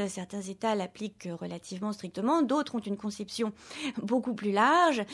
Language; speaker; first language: French; native; French